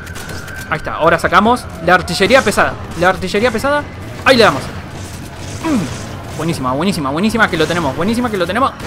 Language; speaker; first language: Spanish; native; Spanish